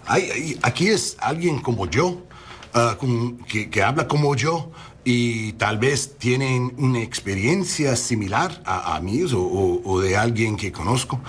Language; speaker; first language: Spanish; early bilingual, heritage; Spanish